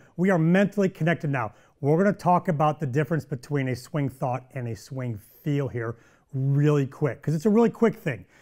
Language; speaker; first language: English; native; English